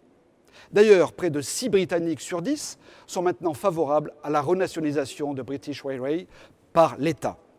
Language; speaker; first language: French; native; French